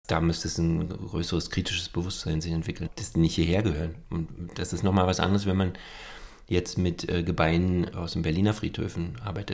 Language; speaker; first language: German; native; German